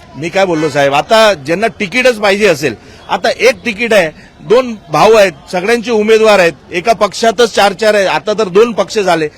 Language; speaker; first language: Marathi; non-native, local second language; Gujarati